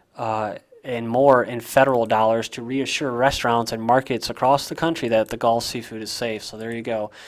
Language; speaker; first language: English; native; English